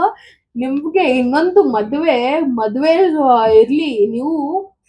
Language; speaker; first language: Kannada; non-native, learner; Marathi